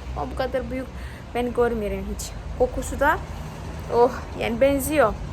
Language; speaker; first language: Turkish; non-native, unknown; Indonesian